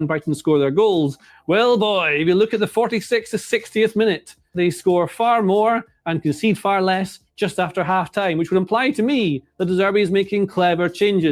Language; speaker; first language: English; native; English